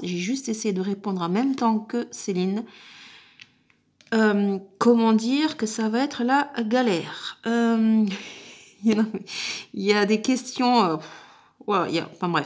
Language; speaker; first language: French; native; French